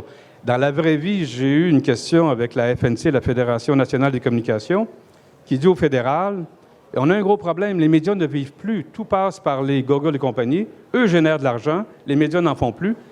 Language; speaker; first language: French; native; French